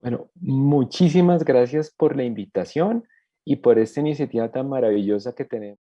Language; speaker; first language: Spanish; native; Spanish